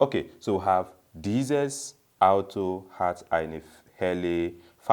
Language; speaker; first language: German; non-native, fluent; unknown